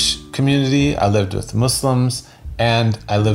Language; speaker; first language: English; native; English